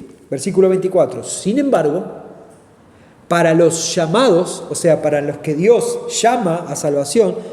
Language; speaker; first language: Spanish; native; Spanish